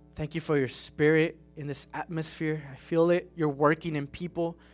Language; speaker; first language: English; non-native, fluent; Spanish